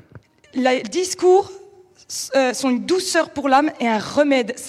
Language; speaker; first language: French; native; French